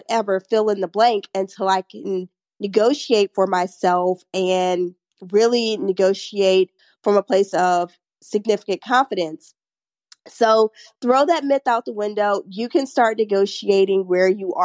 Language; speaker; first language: English; native; English